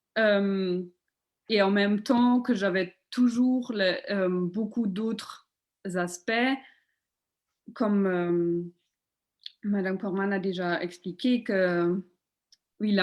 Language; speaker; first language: French; non-native, local second language; German